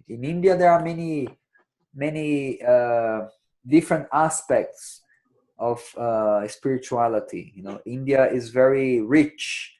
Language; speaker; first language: English; non-native, fluent; Portuguese